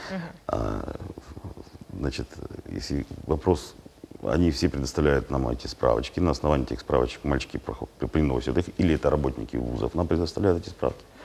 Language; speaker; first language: Russian; native; Russian